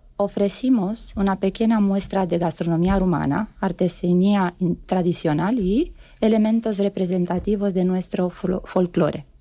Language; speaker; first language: Spanish; non-native, fluent; Romanian